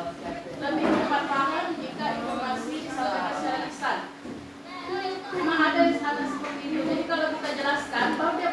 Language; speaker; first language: Indonesian; native; Indonesian